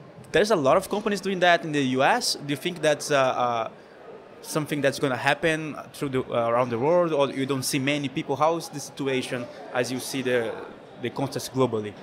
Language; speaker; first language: English; non-native, fluent; Portuguese